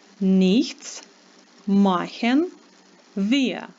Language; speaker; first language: German; non-native, fluent; Ukrainian